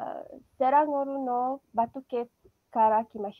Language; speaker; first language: Japanese; non-native, learner; Malay